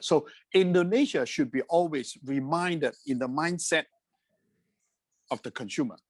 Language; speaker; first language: English; non-native, fluent; Cantonese